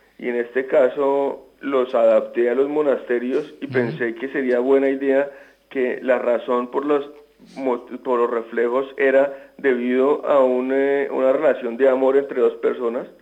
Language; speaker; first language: Spanish; non-native, fluent; Greek